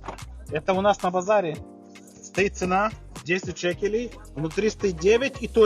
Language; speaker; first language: Russian; native; Russian